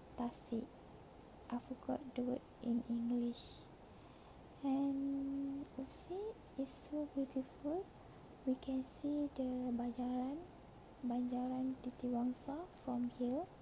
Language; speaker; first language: English; non-native, learner; Malay